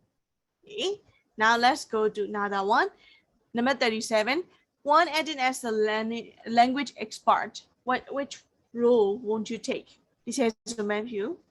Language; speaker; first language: English; non-native, fluent; Burmese